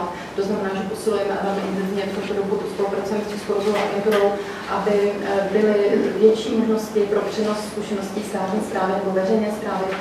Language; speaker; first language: Czech; native; Czech